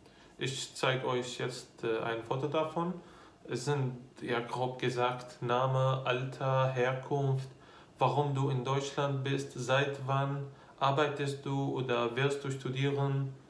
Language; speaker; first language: German; non-native, fluent; Arabic